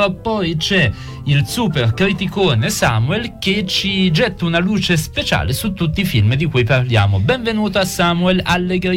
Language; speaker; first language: Italian; native; Italian